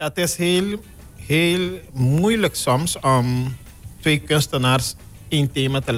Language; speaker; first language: Dutch; non-native, local second language; Papiamento